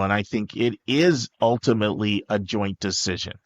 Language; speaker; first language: English; native; English